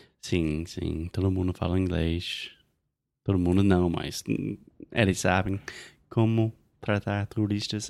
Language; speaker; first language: Portuguese; non-native, fluent; English